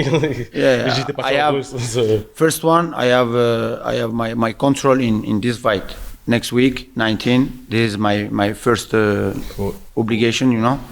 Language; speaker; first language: English; non-native, learner; French